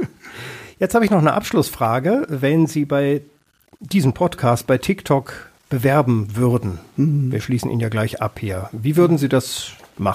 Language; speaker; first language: German; native; German